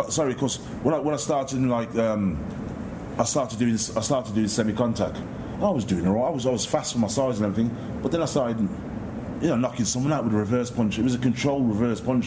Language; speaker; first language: English; native; English